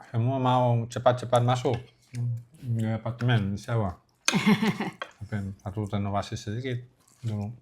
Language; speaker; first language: Indonesian; non-native, learner; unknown